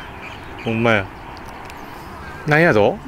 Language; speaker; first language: Japanese; native; Japanese